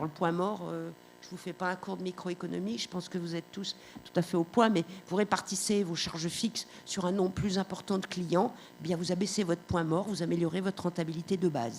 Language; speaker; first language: French; native; French